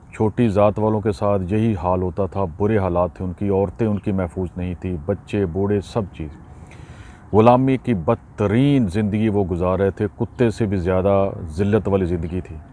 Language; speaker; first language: Urdu; non-native, local second language; Punjabi